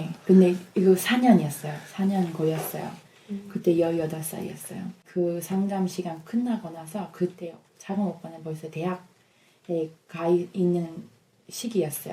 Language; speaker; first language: Korean; non-native, fluent; English